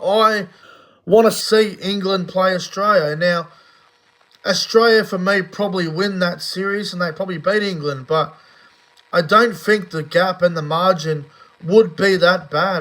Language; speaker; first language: English; native; English